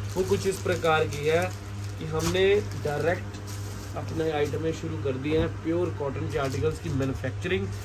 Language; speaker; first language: Hindi; non-native, local second language; Punjabi